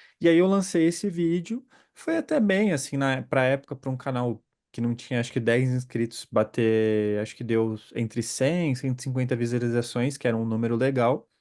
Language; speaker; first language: Portuguese; native; Portuguese